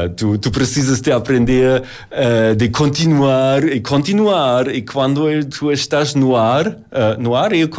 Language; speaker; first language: Portuguese; non-native, learner; German